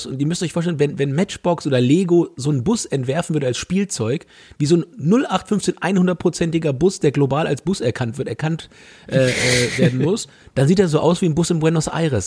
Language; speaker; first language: German; native; German